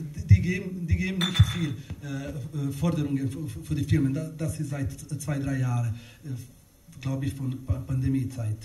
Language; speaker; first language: German; non-native, learner; Bosnian